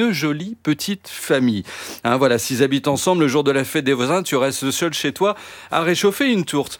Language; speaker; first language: French; native; French